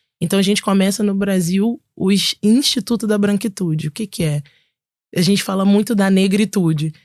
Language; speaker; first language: Portuguese; native; Portuguese